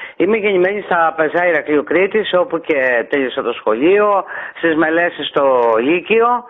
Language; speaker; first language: Greek; native; Greek